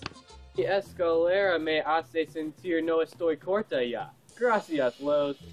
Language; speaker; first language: Spanish; non-native, learner; English